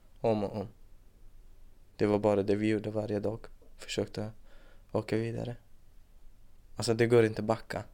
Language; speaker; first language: Swedish; non-native, fluent; Persian